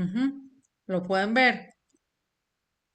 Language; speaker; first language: Spanish; native; Spanish